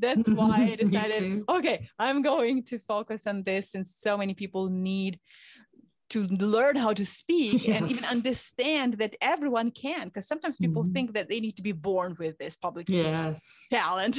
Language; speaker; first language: English; non-native, fluent; Ukrainian